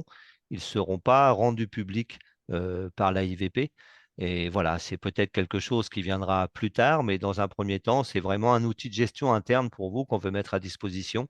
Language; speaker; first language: French; native; French